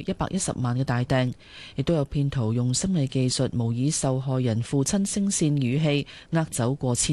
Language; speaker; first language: Cantonese; native; Cantonese